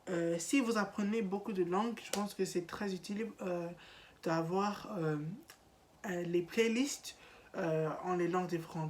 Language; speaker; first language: French; non-native, learner; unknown